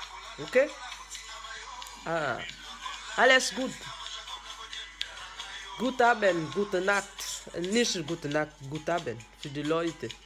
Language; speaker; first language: German; non-native, learner; French